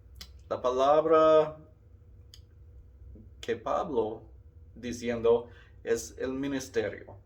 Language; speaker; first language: Spanish; non-native, learner; English